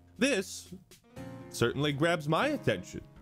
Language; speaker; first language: English; native; English